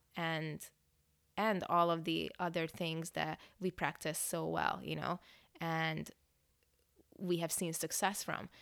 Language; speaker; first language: English; early bilingual, other home language; Hungarian